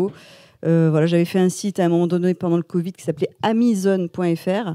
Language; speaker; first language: French; native; French